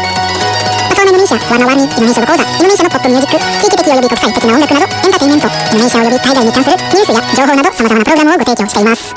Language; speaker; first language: Japanese; non-native, fluent; Indonesian